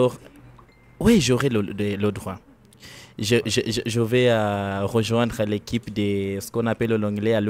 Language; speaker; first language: French; non-native, learner; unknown